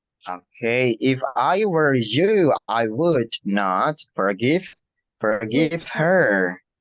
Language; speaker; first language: English; non-native, fluent; Indonesian